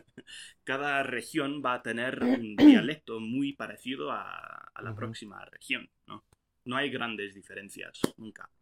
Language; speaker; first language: Spanish; non-native, fluent; English